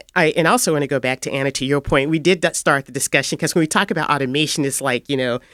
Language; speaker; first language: English; native; English